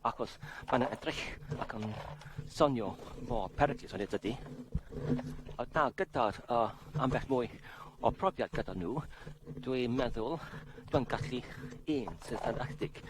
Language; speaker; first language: Welsh; non-native, learner; English